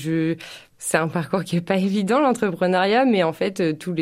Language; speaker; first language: French; native; French